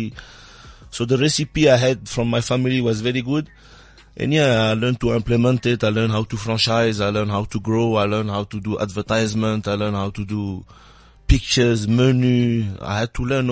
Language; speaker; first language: English; non-native, fluent; French